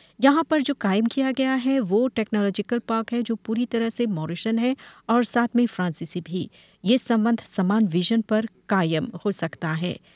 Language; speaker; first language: Hindi; non-native, local second language; Morisyen